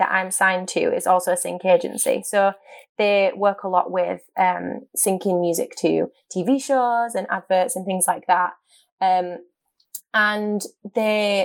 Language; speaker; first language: English; native; English